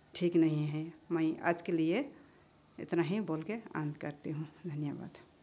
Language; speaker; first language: Hindi; non-native, local second language; Bangla